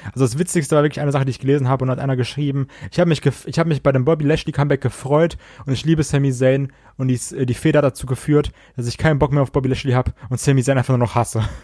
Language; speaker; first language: German; native; German